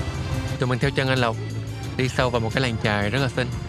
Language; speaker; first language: Vietnamese; native; Vietnamese